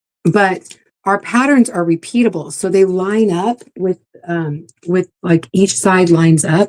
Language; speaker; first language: English; native; English